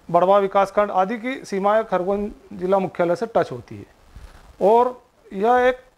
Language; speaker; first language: Hindi; native; Hindi